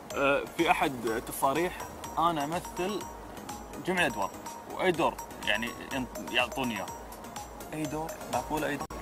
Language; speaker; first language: Arabic; native; Arabic